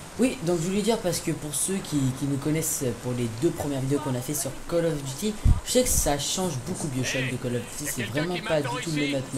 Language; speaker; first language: French; native; French